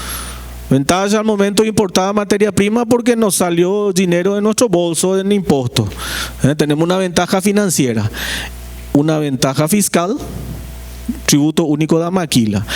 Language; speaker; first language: Spanish; non-native, fluent; Portuguese